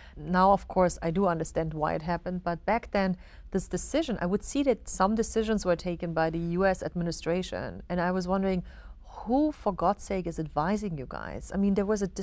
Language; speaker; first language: English; non-native, fluent; Arabic